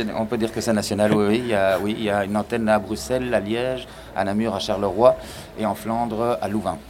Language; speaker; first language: French; native; French